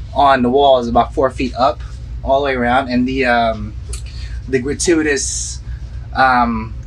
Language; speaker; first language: English; early bilingual, other home language; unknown